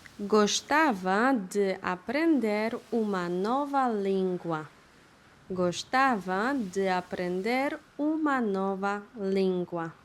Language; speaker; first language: Portuguese; non-native, fluent; Polish